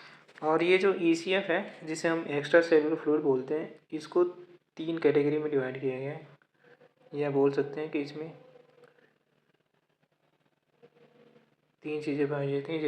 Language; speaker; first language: Hindi; native; Hindi